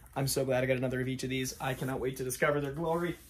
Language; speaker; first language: English; native; English